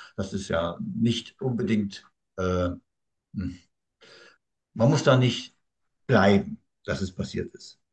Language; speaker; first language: German; native; German